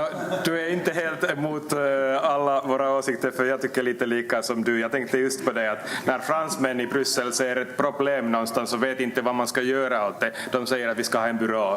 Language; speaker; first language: Swedish; native; Swedish